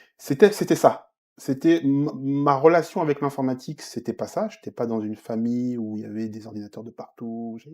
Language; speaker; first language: French; early bilingual, other home language; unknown